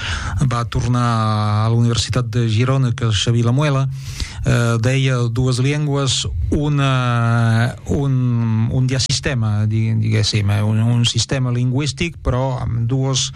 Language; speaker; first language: Catalan; non-native, fluent; French